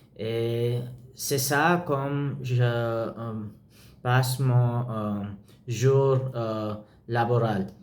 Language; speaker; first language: French; non-native, learner; Spanish